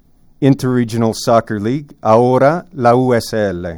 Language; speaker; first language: Spanish; non-native, fluent; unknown